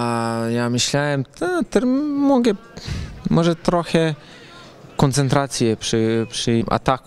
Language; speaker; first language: Polish; non-native, learner; Serbian